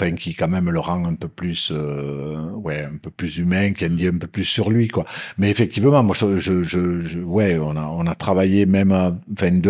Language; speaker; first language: French; native; French